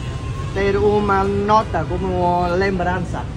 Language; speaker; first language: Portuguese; non-native, learner; Vietnamese